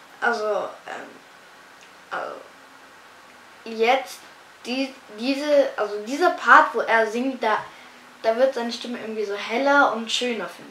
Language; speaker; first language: German; early bilingual, other home language; Arabic